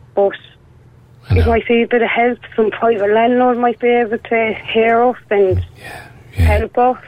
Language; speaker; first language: English; native; English